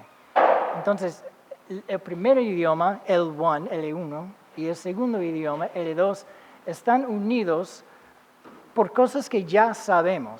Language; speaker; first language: Spanish; non-native, fluent; English